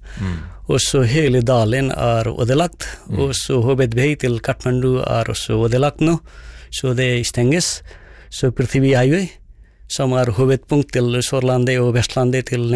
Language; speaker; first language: Norwegian; non-native, fluent; Nepali